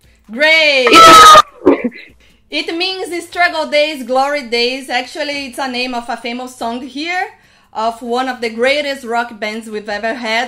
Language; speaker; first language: English; non-native, fluent; Portuguese